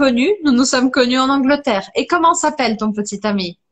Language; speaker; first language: French; non-native, fluent; Portuguese